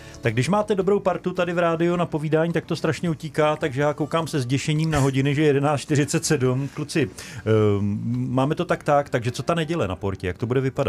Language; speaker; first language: Czech; native; Czech